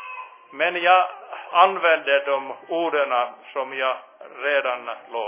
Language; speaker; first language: Swedish; non-native, fluent; Finnish